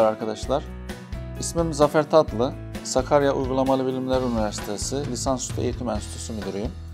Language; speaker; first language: Turkish; native; Turkish